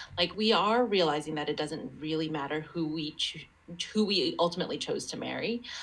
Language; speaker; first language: English; early bilingual, other home language; Chinese